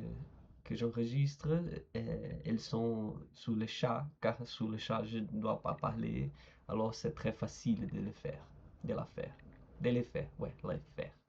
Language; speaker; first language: French; non-native, learner; Portuguese